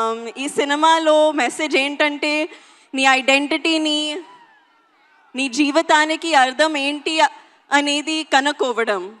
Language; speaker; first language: Telugu; non-native, learner; Hindi